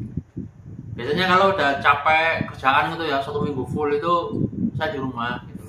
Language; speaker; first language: Indonesian; non-native, local second language; Javanese